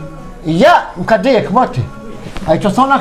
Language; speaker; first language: German; non-native, learner; Albanian